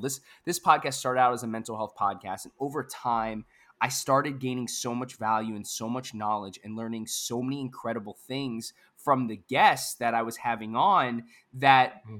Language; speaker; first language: English; native; English